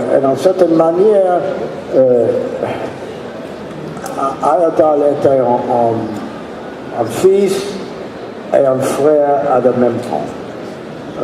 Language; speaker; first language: French; non-native, learner; English